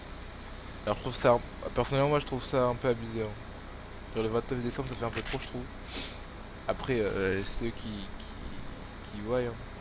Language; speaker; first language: French; native; French